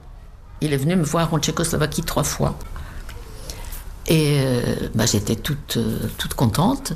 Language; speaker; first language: French; non-native, fluent; Czech